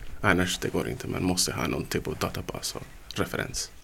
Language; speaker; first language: Swedish; non-native, fluent; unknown